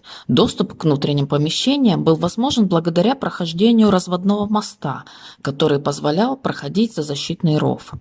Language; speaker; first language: Russian; native; Russian